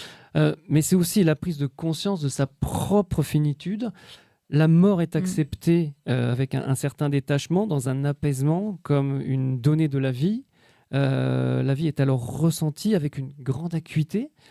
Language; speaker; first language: French; native; French